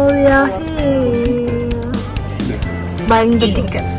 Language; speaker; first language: English; non-native, learner; Indonesian